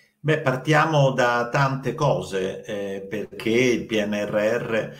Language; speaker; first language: Italian; native; Italian